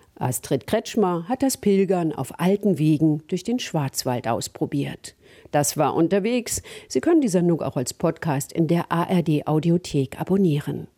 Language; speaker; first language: German; native; German